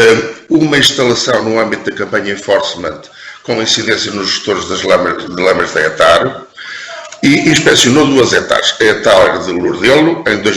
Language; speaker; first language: Portuguese; native; Portuguese